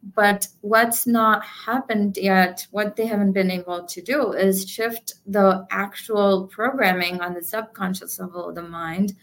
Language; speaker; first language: English; non-native, local second language; Gujarati